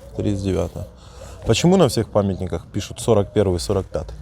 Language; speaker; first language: Russian; native; Russian